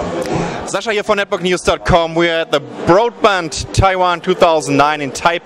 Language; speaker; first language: English; non-native, fluent; German